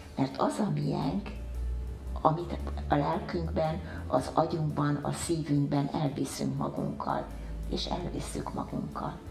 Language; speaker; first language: Hungarian; early bilingual, heritage; Hungarian